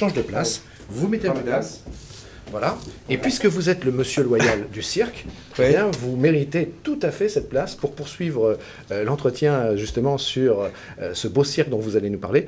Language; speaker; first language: French; native; French